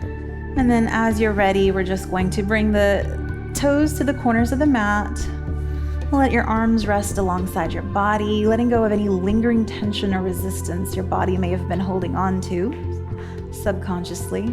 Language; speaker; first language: English; native; English